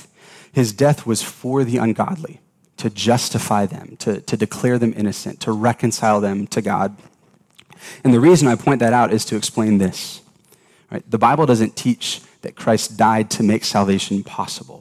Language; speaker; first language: English; native; English